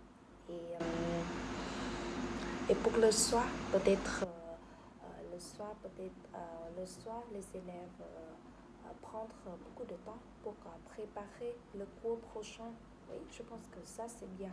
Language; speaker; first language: French; non-native, learner; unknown